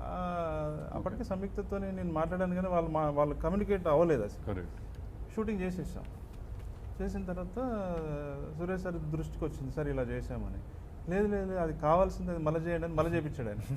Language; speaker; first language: Telugu; native; Telugu